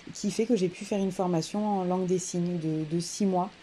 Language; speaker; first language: French; native; French